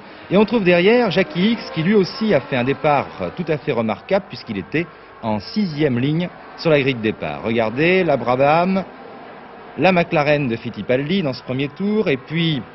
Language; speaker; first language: French; native; French